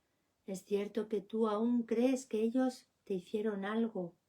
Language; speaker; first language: Spanish; native; Spanish